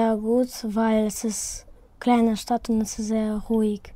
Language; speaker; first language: German; non-native, learner; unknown